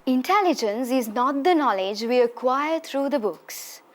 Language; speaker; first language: English; non-native, local second language; Sinhala